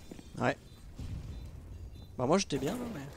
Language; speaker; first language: French; native; French